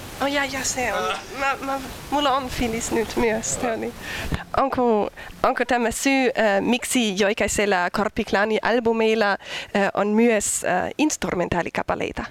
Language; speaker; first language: Finnish; non-native, learner; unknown